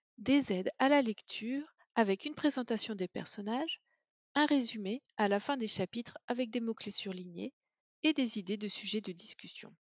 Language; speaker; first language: French; native; French